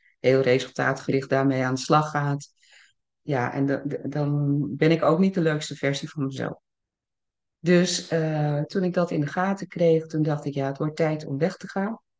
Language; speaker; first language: Dutch; early bilingual, other home language; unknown